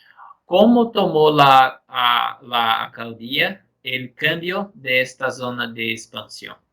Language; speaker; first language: Spanish; non-native, fluent; Portuguese